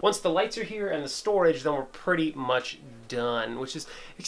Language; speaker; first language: English; native; English